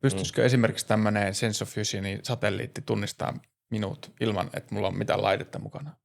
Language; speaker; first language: Finnish; native; Finnish